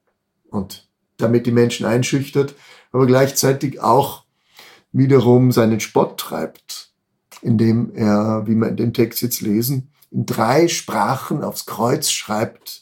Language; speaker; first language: German; native; German